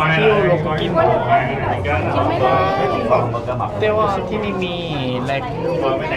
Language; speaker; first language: Thai; non-native, learner; Korean